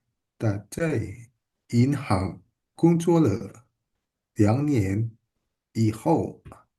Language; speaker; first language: Chinese; non-native, learner; Indonesian